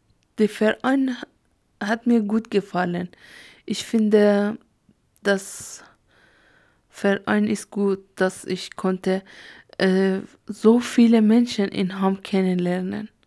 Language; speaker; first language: German; non-native, learner; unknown